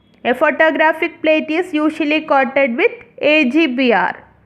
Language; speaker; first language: English; non-native, local second language; Malayalam